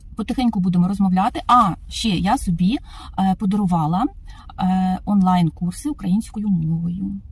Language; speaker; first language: Ukrainian; native; Ukrainian